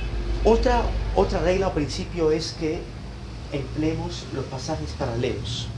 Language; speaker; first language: Spanish; native; Spanish